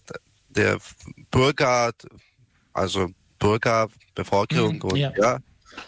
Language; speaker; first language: German; non-native, learner; Serbian